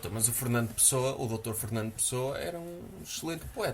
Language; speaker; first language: Portuguese; native; Portuguese